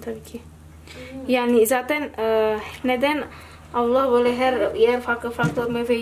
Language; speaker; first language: Turkish; non-native, learner; Indonesian